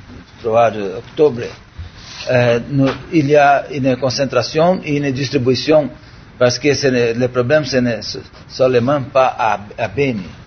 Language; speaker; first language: French; non-native, learner; Portuguese